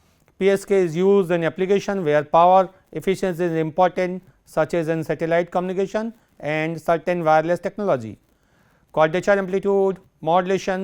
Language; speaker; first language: English; non-native, local second language; Hindi